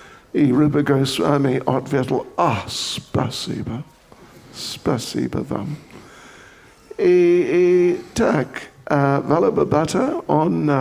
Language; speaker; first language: Russian; non-native, fluent; English